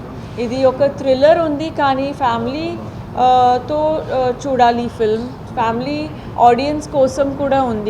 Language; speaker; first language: Telugu; non-native, fluent; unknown